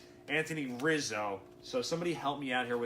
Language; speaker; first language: English; native; English